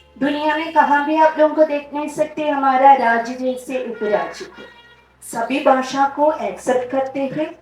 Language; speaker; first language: Hindi; non-native, local second language; Malayalam